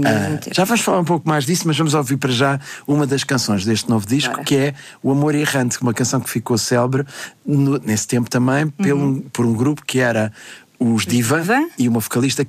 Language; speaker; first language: Portuguese; native; Portuguese